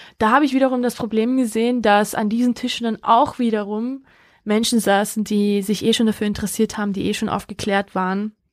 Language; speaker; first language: German; early bilingual, other home language; Georgian